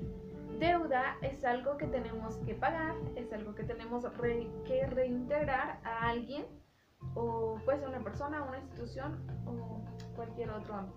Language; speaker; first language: Spanish; native; Spanish